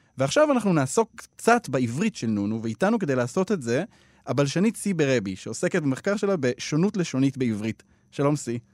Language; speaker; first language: Hebrew; native; Hebrew